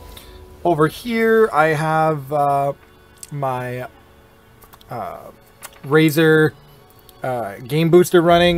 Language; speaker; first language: English; native; English